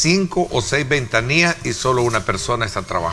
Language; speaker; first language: Spanish; native; Spanish